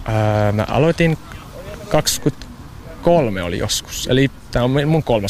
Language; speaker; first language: Finnish; non-native, learner; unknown